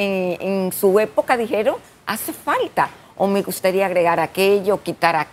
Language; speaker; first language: Spanish; native; Spanish